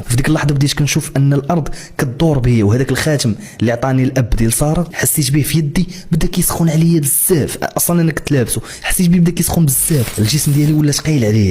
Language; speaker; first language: Arabic; native; Arabic